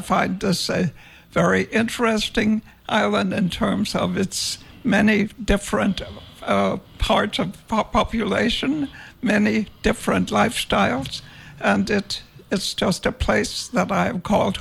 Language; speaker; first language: English; non-native, fluent; Danish